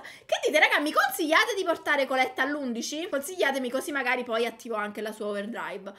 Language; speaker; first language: Italian; native; Italian